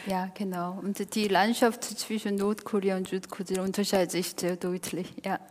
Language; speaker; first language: German; non-native, fluent; Korean